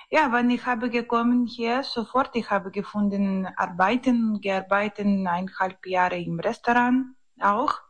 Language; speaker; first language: German; non-native, learner; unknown